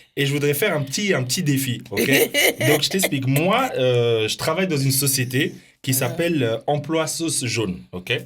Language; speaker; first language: French; native; French